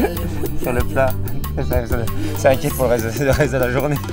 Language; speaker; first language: French; native; French